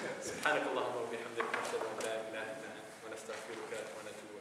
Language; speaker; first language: Arabic; non-native, fluent; English